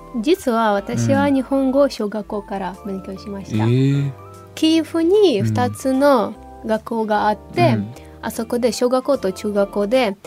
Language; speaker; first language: Japanese; non-native, fluent; Ukrainian